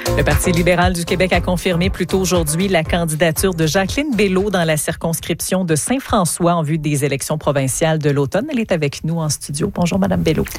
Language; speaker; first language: French; native; French